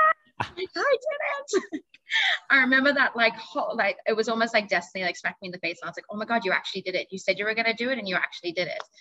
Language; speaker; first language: English; native; English